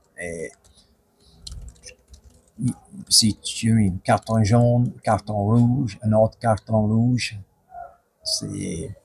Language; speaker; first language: French; non-native, fluent; English